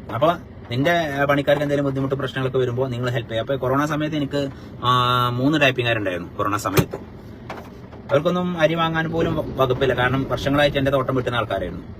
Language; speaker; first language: Malayalam; native; Malayalam